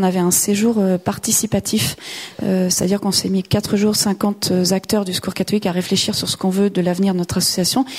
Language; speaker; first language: French; native; French